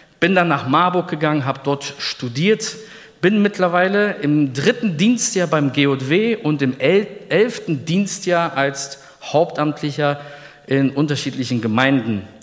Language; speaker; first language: German; early bilingual, other home language; Polish